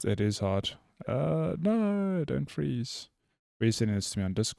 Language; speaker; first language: English; native; English